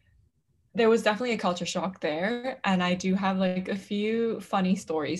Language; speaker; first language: English; non-native, local second language; Cantonese